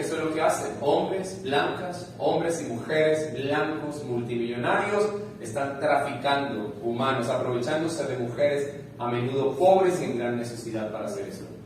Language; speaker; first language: Spanish; native; Spanish